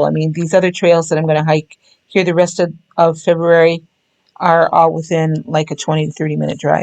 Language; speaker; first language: English; native; English